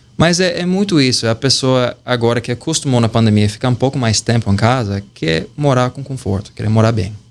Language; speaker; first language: Portuguese; non-native, fluent; English